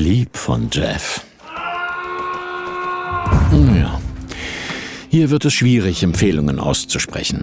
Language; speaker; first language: German; native; German